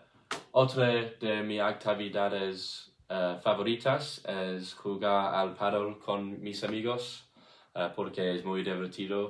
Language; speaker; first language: Spanish; non-native, learner; English